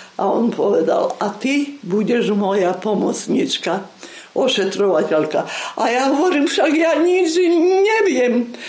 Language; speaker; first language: Slovak; non-native, local second language; Rusyn